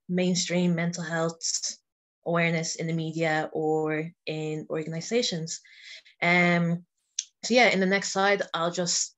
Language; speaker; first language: English; native; English